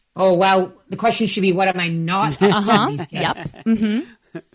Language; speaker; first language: English; native; English